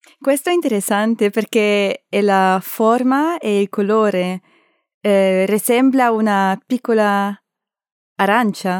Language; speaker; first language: Italian; non-native, learner; German